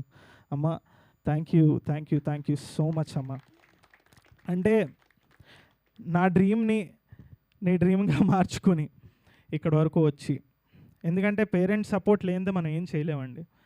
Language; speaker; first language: Telugu; native; Telugu